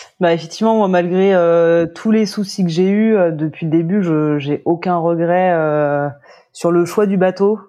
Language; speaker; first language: French; native; French